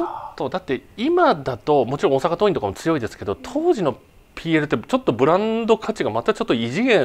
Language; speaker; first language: Japanese; native; Japanese